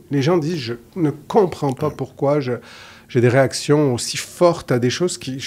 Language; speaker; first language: French; native; French